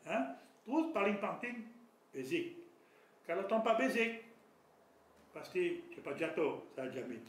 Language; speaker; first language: Indonesian; non-native, fluent; French